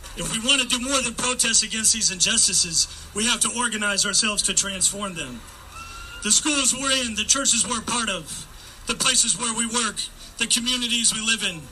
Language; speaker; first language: English; native; English